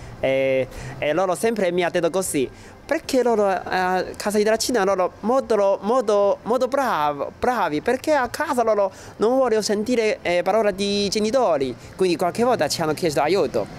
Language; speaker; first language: Italian; non-native, learner; Chinese